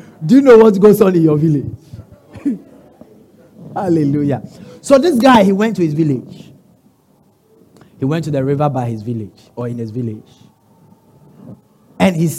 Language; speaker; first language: English; non-native, local second language; Ga